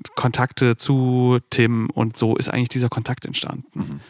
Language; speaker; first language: German; native; German